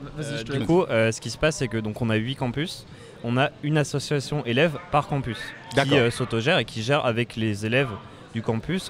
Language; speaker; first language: French; native; French